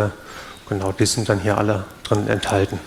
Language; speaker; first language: German; native; German